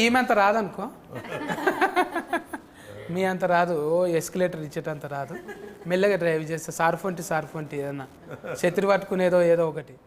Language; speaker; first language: Telugu; native; Telugu